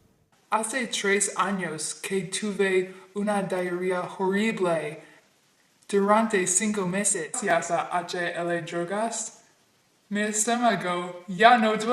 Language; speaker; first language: Spanish; non-native, learner; English